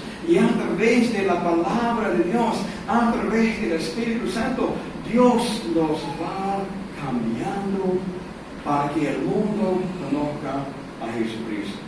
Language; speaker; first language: Spanish; non-native, fluent; English